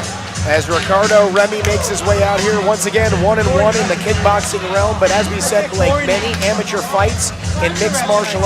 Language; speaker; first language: English; native; English